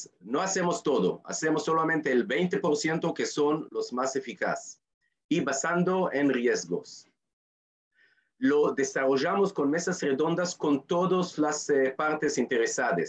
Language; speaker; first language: Spanish; non-native, fluent; Hebrew